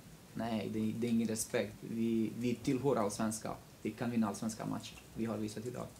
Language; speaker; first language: Swedish; non-native, local second language; Kurdish